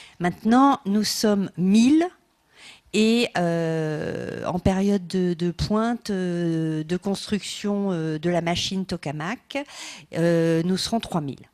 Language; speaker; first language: French; non-native, fluent; English